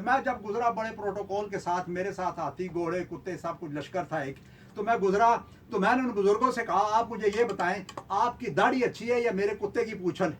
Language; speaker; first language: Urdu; non-native, local second language; Punjabi